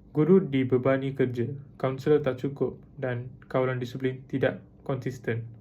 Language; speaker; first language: Malay; non-native, local second language; Tamil